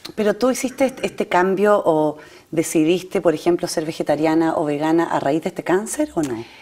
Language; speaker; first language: Spanish; native; Spanish